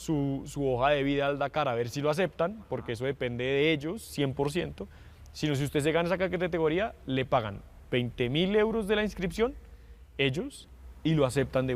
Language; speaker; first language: Spanish; native; Spanish